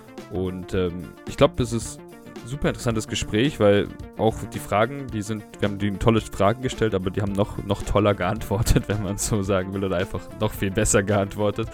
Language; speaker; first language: German; native; German